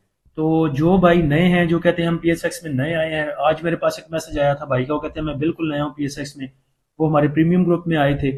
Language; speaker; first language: Hindi; native; Hindi